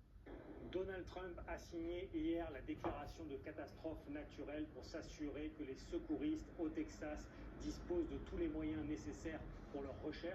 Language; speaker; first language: French; native; French